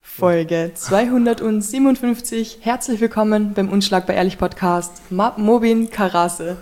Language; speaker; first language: German; native; German